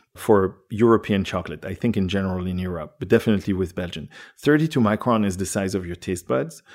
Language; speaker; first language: English; non-native, fluent; French